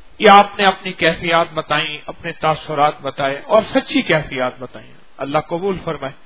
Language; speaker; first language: Urdu; native; Urdu